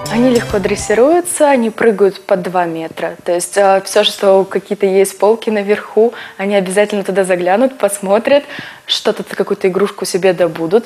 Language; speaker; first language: Russian; native; Russian